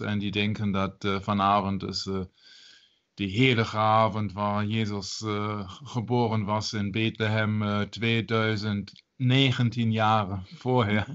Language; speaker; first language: Dutch; non-native, learner; German